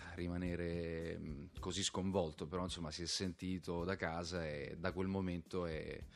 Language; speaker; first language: Italian; native; Italian